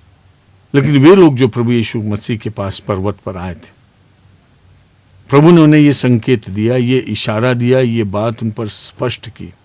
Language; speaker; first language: Hindi; native; Hindi